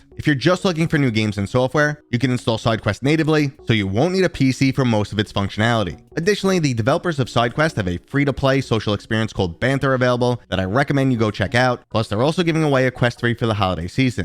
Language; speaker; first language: English; native; English